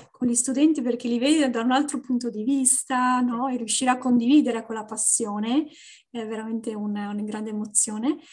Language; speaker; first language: Italian; native; Italian